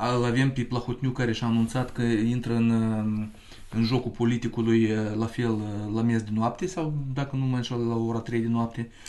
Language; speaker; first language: Romanian; non-native, local second language; Russian